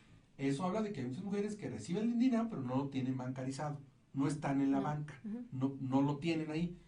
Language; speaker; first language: Spanish; native; Spanish